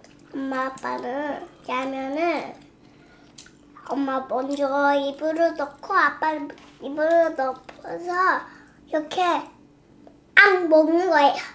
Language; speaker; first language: Korean; early bilingual, other home language; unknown